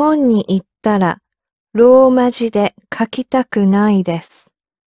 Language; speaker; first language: Japanese; non-native, learner; English